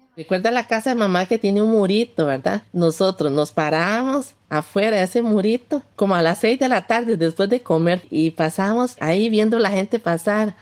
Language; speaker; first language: Spanish; early bilingual, other home language; Cantonese